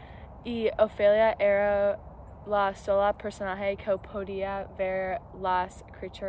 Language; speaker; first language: Spanish; non-native, learner; English